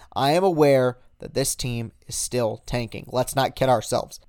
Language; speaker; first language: English; native; English